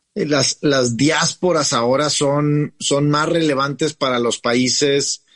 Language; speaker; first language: Spanish; native; Spanish